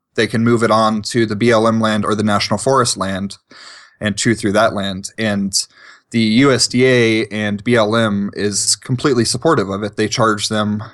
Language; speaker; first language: English; native; English